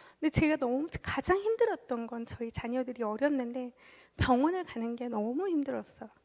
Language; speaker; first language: Korean; early bilingual, heritage; Korean